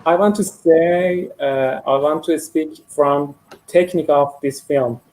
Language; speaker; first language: English; non-native, learner; Persian